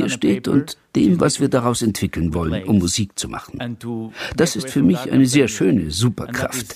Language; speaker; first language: German; non-native, fluent; Turkish